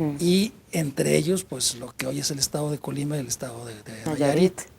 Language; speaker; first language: Spanish; native; Spanish